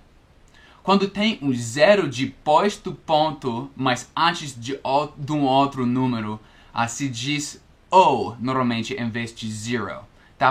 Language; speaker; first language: Portuguese; non-native, fluent; English